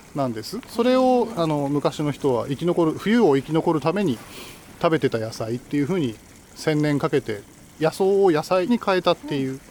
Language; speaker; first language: Japanese; native; Japanese